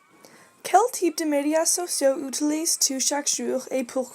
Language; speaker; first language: French; non-native, learner; English